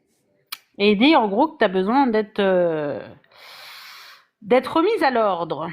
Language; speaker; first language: French; native; French